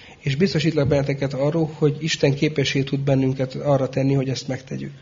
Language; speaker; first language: Hungarian; native; Hungarian